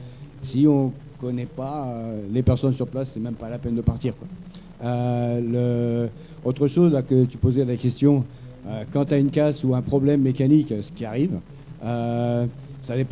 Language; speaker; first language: French; native; French